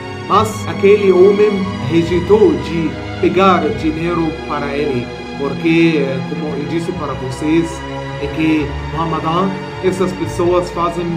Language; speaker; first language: Portuguese; non-native, fluent; Arabic